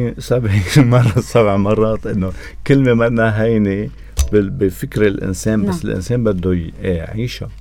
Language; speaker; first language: Arabic; native; Arabic